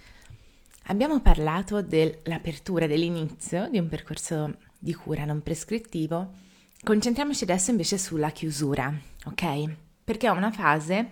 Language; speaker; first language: Italian; native; Italian